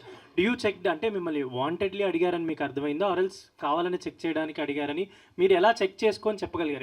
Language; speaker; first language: Telugu; native; Telugu